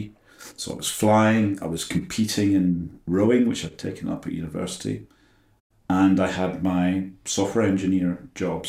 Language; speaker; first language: English; native; English